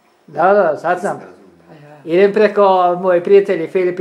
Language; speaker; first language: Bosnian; non-native, learner; Norwegian